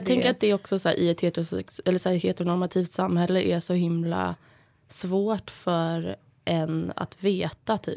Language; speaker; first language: Swedish; native; Swedish